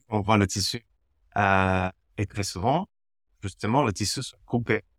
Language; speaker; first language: French; non-native, fluent; Slovak